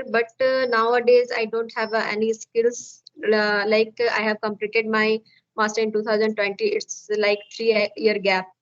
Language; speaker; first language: English; non-native, learner; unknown